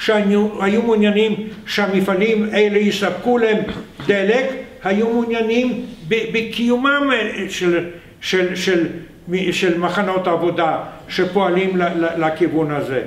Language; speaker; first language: Hebrew; non-native, fluent; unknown